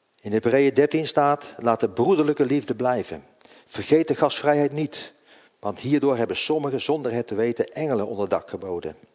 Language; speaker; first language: Dutch; native; Dutch